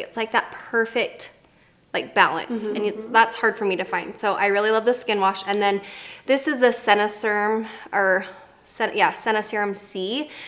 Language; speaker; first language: English; native; English